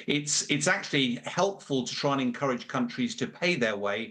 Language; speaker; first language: English; native; English